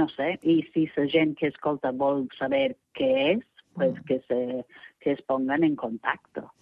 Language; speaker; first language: Catalan; non-native, fluent; English